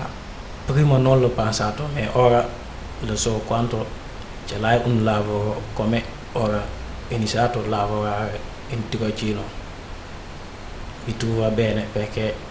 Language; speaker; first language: Italian; non-native, learner; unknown